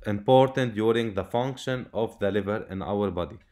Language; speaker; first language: English; non-native, local second language; Arabic